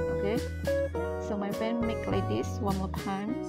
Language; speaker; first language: English; non-native, learner; Indonesian